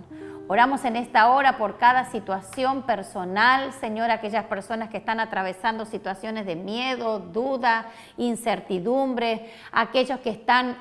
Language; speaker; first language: Spanish; native; Spanish